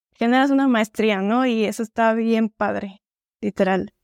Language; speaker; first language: Spanish; native; Spanish